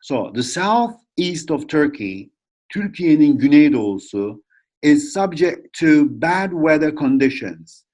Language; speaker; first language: English; non-native, fluent; Turkish